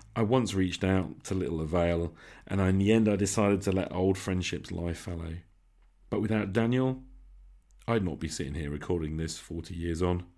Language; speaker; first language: English; native; English